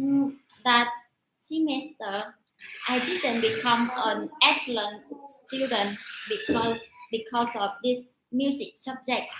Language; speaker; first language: English; non-native, learner; Vietnamese